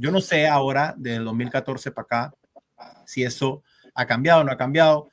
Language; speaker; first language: Spanish; native; Spanish